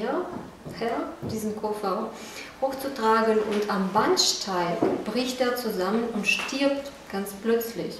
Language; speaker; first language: German; non-native, fluent; Russian